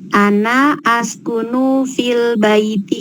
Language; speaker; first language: Arabic; non-native, learner; Indonesian